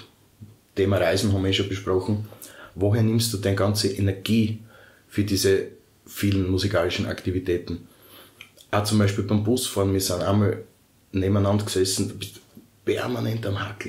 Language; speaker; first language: German; native; German